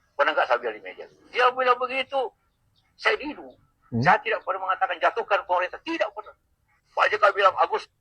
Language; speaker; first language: Indonesian; non-native, local second language; Buginese